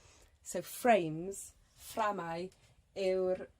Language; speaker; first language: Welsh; non-native, local second language; English